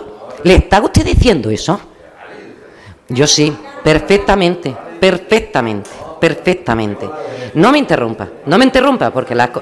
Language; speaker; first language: Spanish; native; Spanish